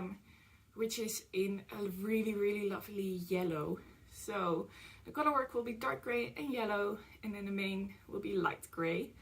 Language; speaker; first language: English; non-native, fluent; Dutch